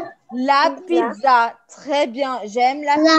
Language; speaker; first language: French; non-native, fluent; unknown